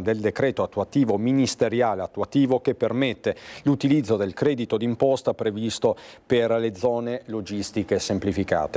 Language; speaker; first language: Italian; native; Italian